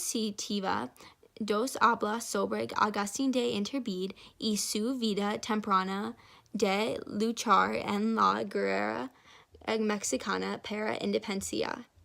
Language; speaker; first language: Spanish; non-native, learner; English